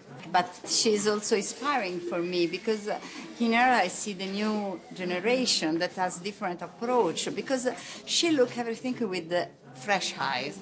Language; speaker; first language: English; non-native, fluent; Italian